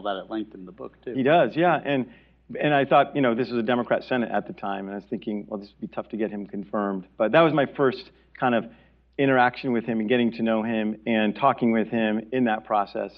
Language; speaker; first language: English; native; English